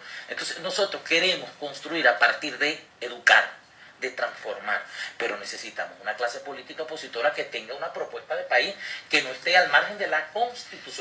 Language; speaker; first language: Spanish; native; Spanish